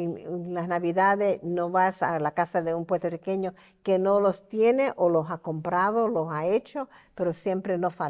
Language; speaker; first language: Spanish; early bilingual, heritage; Spanish